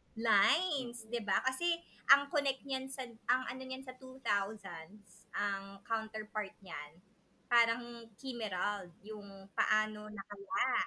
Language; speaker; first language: Filipino; native; Filipino